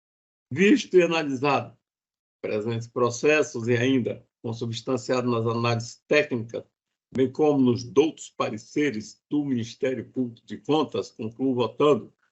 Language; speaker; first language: Portuguese; native; Portuguese